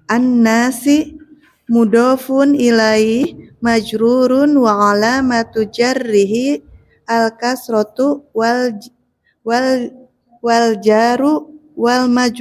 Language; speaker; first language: Arabic; non-native, learner; Indonesian